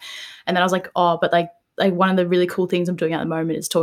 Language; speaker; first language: English; native; English